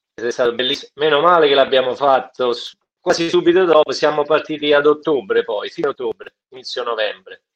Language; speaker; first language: Italian; native; Italian